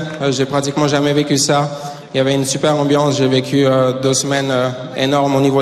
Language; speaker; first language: French; native; French